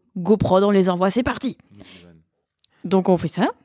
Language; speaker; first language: French; native; French